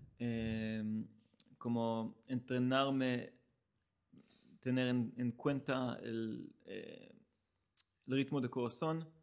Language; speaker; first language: Spanish; non-native, learner; Hebrew